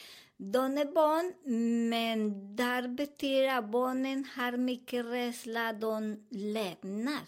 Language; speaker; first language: Swedish; non-native, learner; Spanish